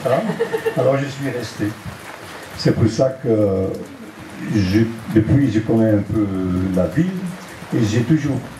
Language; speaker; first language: French; non-native, local second language; Dutch